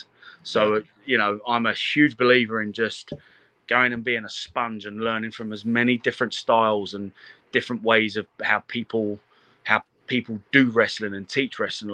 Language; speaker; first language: English; native; English